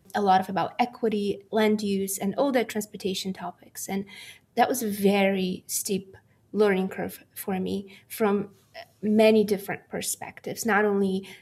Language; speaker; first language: English; non-native, fluent; Polish